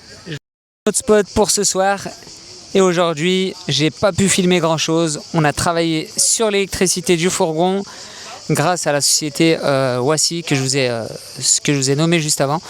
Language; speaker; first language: French; native; French